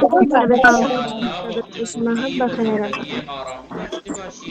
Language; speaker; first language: Persian; non-native, fluent; Urdu